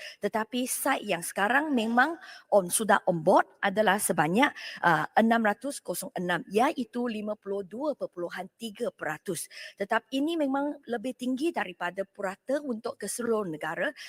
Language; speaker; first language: Malay; non-native, local second language; Chinese